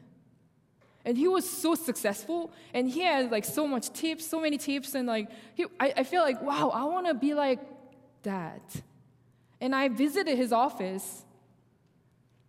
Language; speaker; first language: English; non-native, fluent; Korean